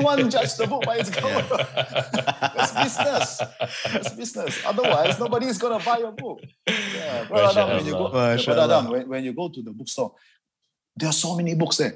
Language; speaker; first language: English; non-native, local second language; Hakka Chinese